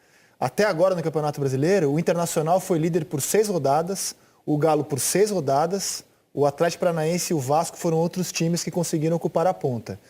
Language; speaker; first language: Portuguese; native; Portuguese